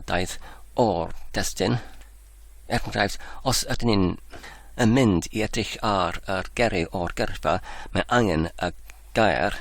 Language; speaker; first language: Welsh; non-native, learner; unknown